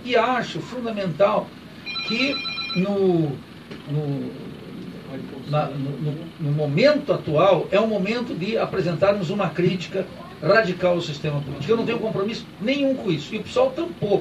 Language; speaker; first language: Portuguese; native; Portuguese